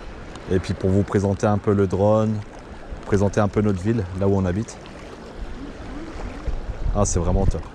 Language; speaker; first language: French; native; French